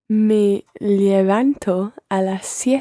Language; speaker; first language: Spanish; non-native, learner; English